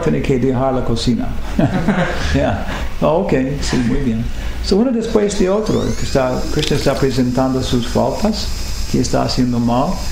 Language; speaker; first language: Spanish; non-native, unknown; English